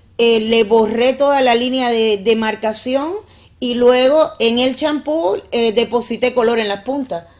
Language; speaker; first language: Spanish; native; Spanish